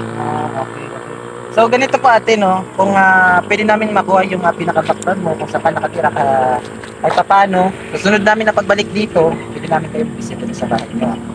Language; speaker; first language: Filipino; non-native, local second language; Waray